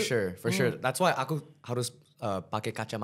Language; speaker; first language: Indonesian; early bilingual, heritage; English